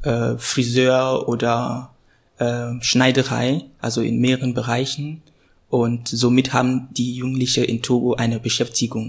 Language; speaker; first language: German; non-native, fluent; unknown